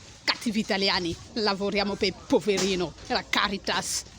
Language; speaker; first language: Italian; non-native, learner; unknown